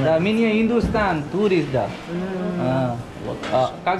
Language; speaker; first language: Russian; non-native, learner; Hindi